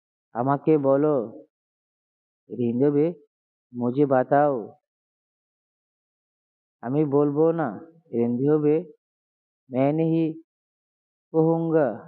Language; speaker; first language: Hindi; non-native, learner; Bangla